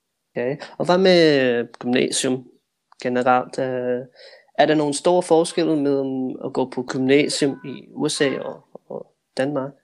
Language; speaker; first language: Danish; early bilingual, heritage; Danish